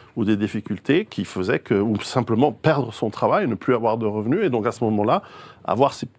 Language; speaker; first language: French; native; French